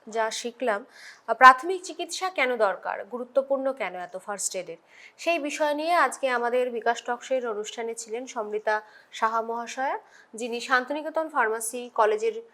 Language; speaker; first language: Bangla; native; Bangla